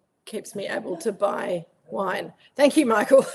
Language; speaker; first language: English; native; English